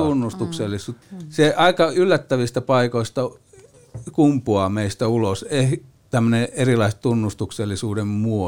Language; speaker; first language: Finnish; native; Finnish